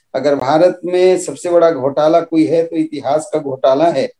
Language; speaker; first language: Hindi; native; Hindi